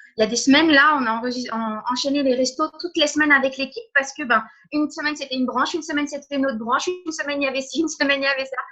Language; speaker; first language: French; early bilingual, other home language; Portuguese